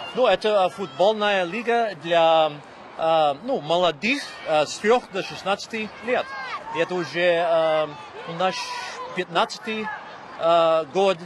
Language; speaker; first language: Russian; non-native, fluent; English